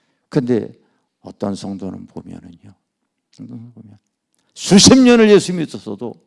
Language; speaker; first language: Korean; native; Korean